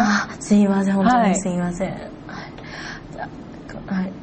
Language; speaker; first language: Japanese; non-native, learner; Chinese